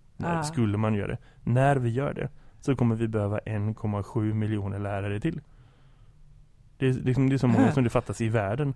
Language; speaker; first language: Swedish; native; Swedish